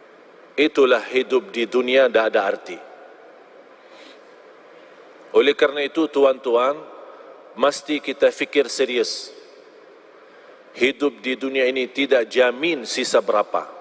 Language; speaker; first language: Indonesian; non-native, fluent; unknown